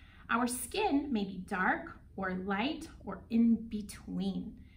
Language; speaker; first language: English; native; English